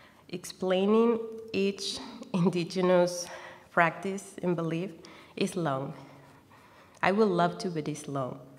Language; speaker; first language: English; non-native, fluent; Spanish